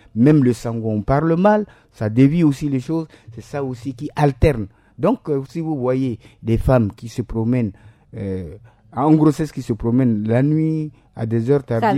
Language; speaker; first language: French; non-native, local second language; Sango